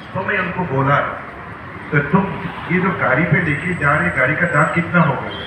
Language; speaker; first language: Hindi; non-native, local second language; Assamese